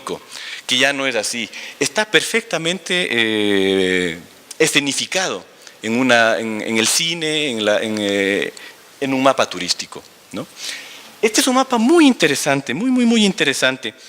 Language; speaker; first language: Spanish; native; Spanish